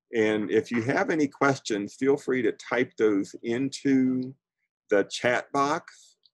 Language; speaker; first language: English; native; English